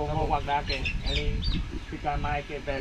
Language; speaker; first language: Portuguese; non-native, learner; Vietnamese